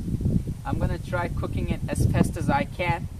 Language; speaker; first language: English; non-native, learner; Turkish